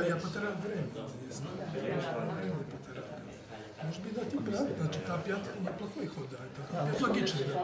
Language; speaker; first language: Russian; non-native, learner; Serbian